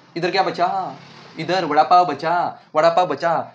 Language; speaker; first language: Hindi; non-native, local second language; Marathi